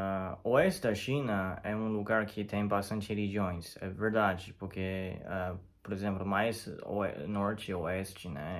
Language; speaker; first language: Portuguese; non-native, learner; Chinese